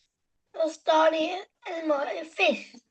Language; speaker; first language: English; non-native, learner; Vietnamese